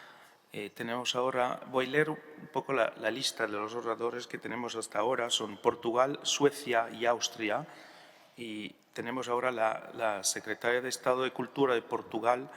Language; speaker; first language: Spanish; non-native, fluent; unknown